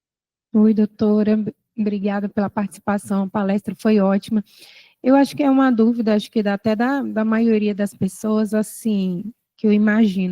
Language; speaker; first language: Portuguese; native; Portuguese